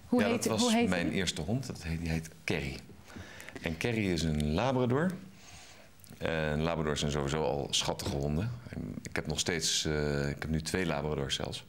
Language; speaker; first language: Dutch; native; Dutch